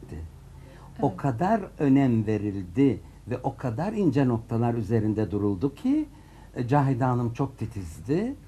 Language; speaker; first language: Turkish; native; Turkish